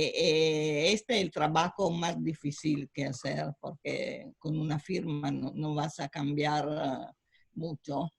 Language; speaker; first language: Spanish; non-native, fluent; Italian